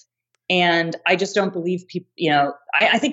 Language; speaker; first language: English; native; English